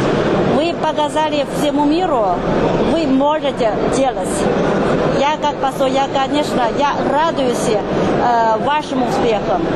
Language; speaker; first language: Russian; non-native, fluent; Chinese